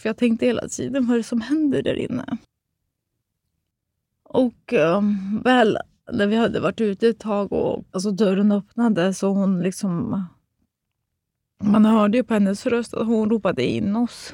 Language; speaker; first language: Swedish; native; Swedish